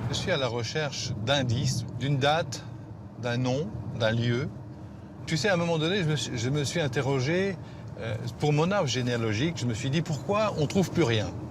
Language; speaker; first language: French; native; French